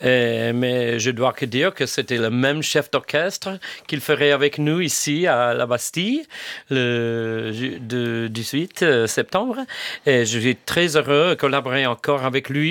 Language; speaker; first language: French; non-native, fluent; English